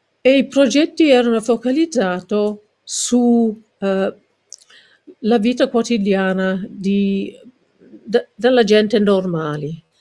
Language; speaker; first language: Italian; non-native, learner; English